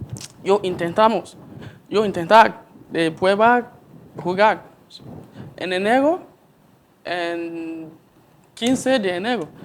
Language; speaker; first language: Spanish; non-native, learner; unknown